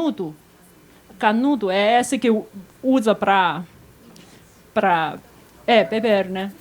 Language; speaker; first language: Portuguese; non-native, fluent; Chinese